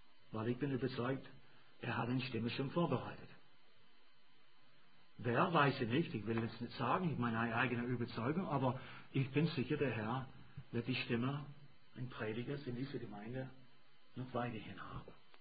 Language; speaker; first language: German; non-native, fluent; English